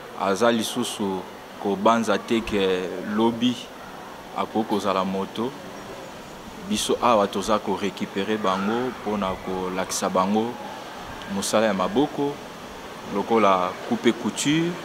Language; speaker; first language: Lingala; native; Lingala